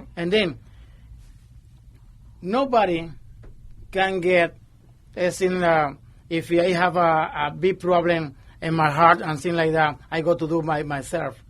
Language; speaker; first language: English; non-native, learner; Spanish